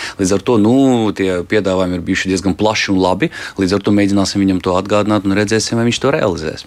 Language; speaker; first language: Latvian; non-native, local second language; Russian